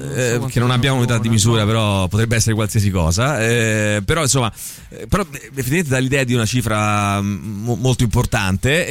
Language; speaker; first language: Italian; native; Italian